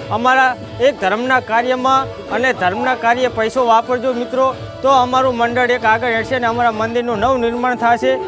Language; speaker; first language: Gujarati; native; Gujarati